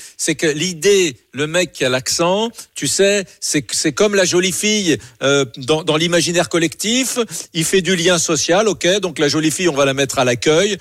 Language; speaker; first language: French; native; French